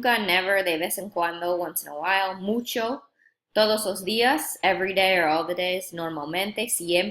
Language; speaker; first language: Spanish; non-native, fluent; English